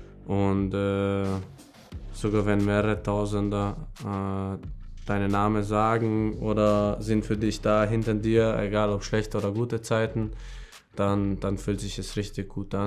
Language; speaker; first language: German; non-native, fluent; Hungarian